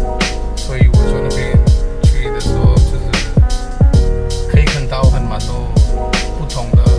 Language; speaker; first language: Chinese; non-native, fluent; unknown